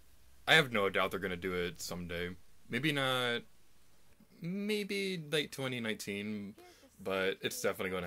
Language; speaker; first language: English; native; English